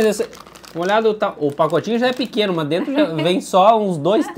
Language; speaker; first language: Portuguese; native; Portuguese